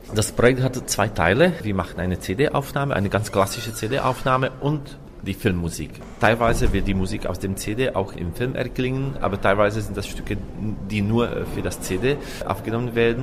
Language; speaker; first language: German; non-native, fluent; Czech